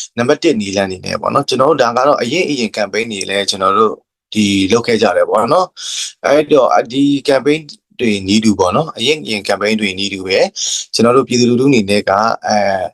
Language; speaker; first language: Burmese; non-native, local second language; S'gaw Karen